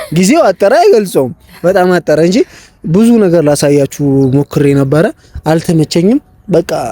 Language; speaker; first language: Amharic; native; Amharic